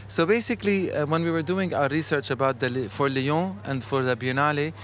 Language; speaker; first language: English; non-native, fluent; Arabic